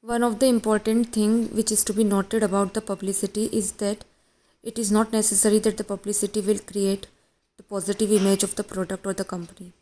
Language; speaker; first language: English; non-native, local second language; Hindi